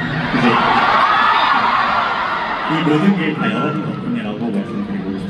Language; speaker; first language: Korean; native; Korean